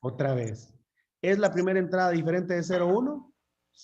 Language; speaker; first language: Spanish; native; Spanish